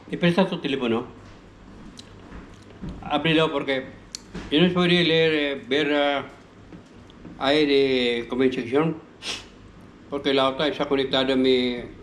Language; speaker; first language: Spanish; non-native, learner; Filipino